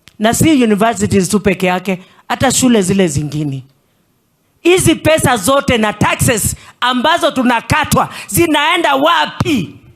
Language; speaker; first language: Swahili; non-native, local second language; Kamba